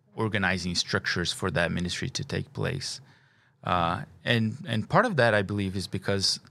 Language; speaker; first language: English; non-native, fluent; Portuguese